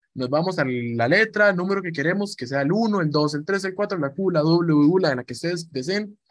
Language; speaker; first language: Spanish; native; Spanish